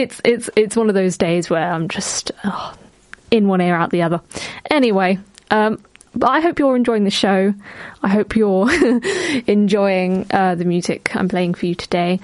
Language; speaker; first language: English; native; English